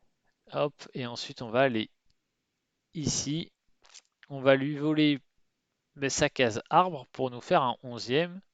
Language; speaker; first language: French; native; French